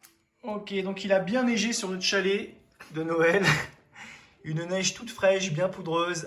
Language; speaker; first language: French; native; French